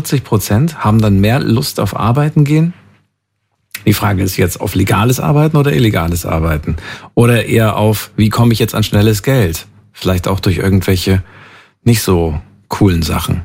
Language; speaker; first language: German; native; German